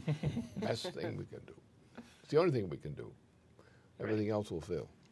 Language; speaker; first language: English; native; English